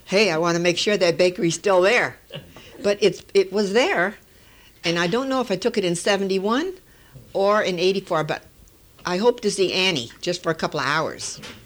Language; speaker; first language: English; early bilingual, other home language; Dutch